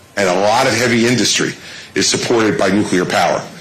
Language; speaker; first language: English; native; English